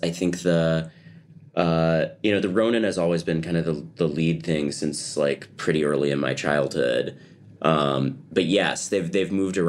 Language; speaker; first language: English; native; English